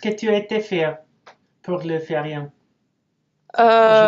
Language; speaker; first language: French; non-native, learner; English